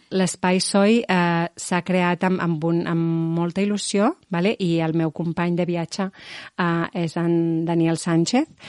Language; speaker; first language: Catalan; non-native, local second language; Spanish